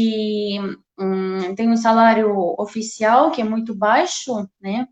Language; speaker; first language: Portuguese; non-native, fluent; Russian